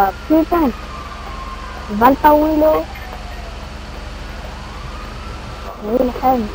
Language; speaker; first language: French; native; French